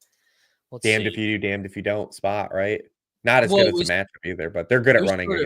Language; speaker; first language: English; native; English